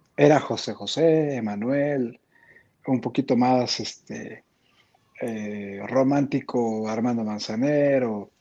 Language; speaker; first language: Spanish; native; Spanish